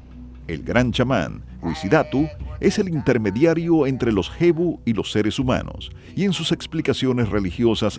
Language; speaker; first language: Spanish; native; Spanish